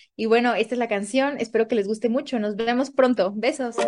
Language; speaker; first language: Spanish; native; Spanish